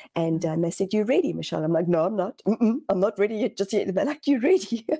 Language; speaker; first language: English; native; English